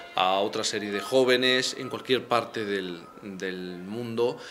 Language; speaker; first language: Spanish; native; Spanish